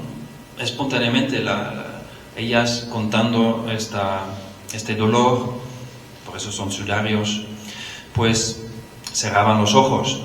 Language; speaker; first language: Spanish; non-native, fluent; Dutch